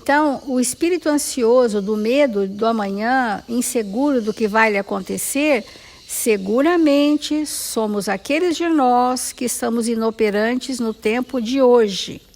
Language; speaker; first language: Portuguese; native; Portuguese